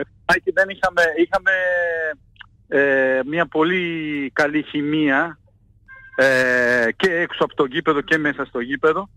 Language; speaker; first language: Greek; non-native, fluent; Portuguese